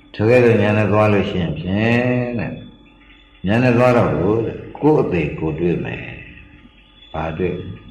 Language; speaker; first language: Burmese; native; Burmese